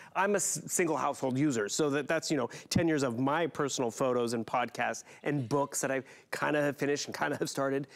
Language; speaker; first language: English; native; English